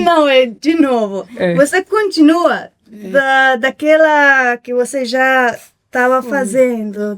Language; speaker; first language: Portuguese; non-native, fluent; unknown